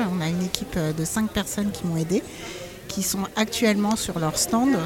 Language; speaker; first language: French; non-native, fluent; Spanish